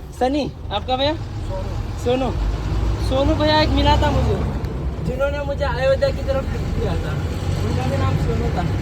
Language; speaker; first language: Hindi; non-native, local second language; Kannada